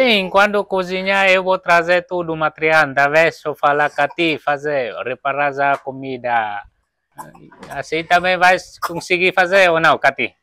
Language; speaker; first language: Spanish; non-native, learner; Vietnamese